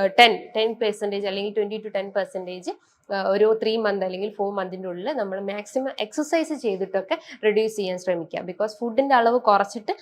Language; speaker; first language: Malayalam; native; Malayalam